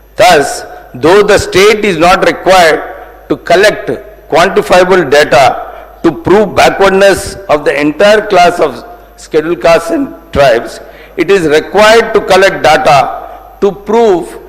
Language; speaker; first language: English; non-native, local second language; Telugu